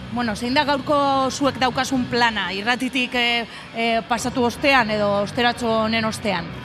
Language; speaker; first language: Basque; native; Basque